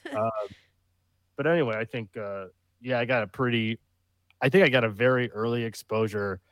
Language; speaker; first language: English; native; English